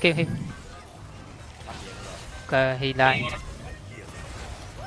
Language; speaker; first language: English; non-native, learner; Vietnamese